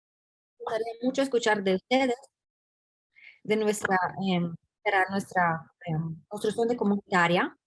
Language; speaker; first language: Spanish; non-native, fluent; English